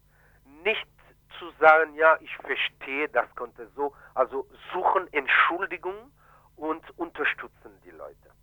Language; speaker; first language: German; non-native, fluent; Haitian Creole